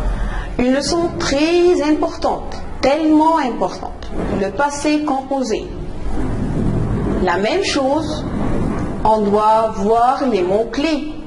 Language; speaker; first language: French; non-native, fluent; Arabic